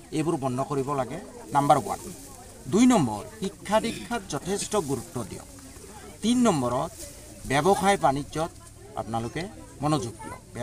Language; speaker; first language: Assamese; non-native, local second language; Bangla